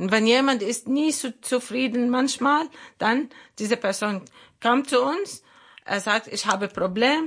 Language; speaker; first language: German; non-native, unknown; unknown